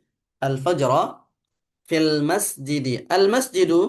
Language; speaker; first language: Arabic; non-native, fluent; Indonesian